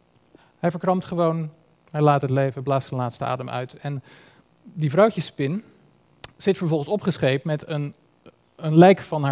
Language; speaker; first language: Dutch; native; Dutch